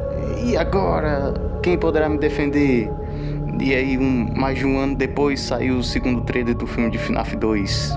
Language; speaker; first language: Portuguese; native; Portuguese